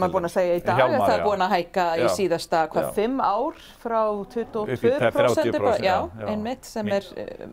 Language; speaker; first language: Icelandic; non-native, fluent; English